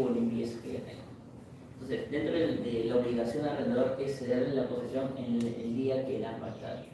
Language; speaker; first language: Spanish; native; Spanish